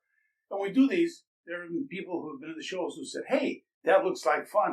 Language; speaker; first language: English; native; English